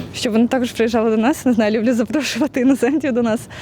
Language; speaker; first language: Ukrainian; native; Ukrainian